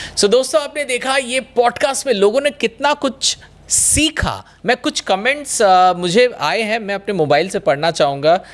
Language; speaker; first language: Hindi; non-native, local second language; Bangla